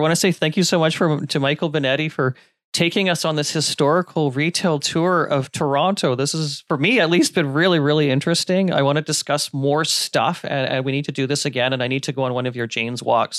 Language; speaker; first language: English; native; English